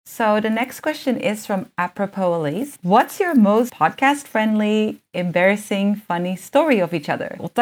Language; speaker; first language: English; early bilingual, other home language; Japanese